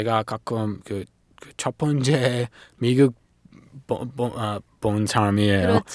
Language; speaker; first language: Korean; non-native, learner; English